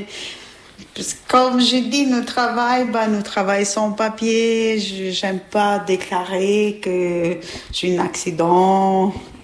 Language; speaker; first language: French; non-native, learner; Albanian